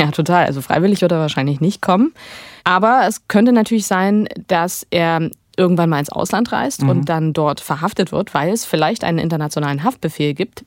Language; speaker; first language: German; native; German